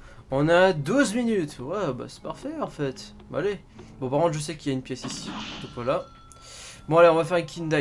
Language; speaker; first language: French; native; French